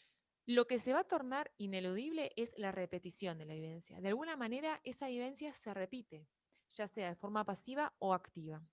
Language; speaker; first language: Spanish; native; Spanish